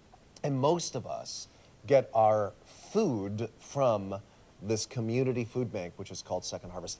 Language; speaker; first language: English; early bilingual, other home language; Swiss German